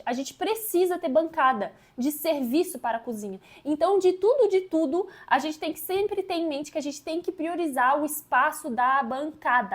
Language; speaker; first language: Portuguese; native; Portuguese